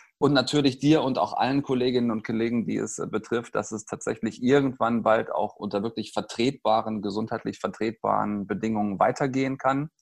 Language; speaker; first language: German; native; German